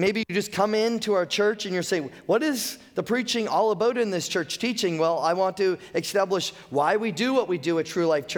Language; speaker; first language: English; native; English